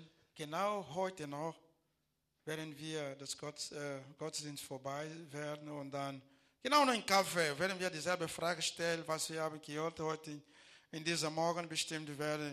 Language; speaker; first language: German; non-native, learner; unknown